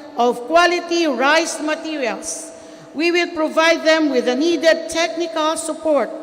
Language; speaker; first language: English; non-native, local second language; Filipino